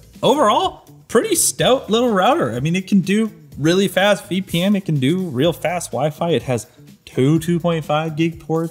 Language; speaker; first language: English; native; English